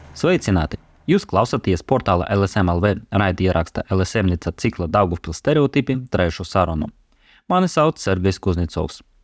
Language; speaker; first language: Latvian; non-native, local second language; Russian